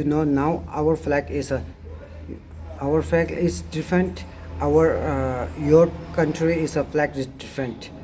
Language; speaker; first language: English; non-native, learner; Tibetan